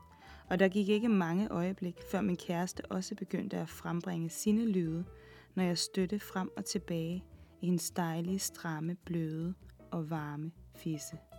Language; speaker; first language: Danish; native; Danish